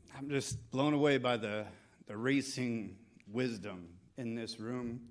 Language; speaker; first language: English; native; English